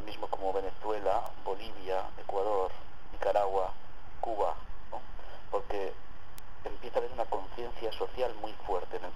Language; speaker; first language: Spanish; native; Spanish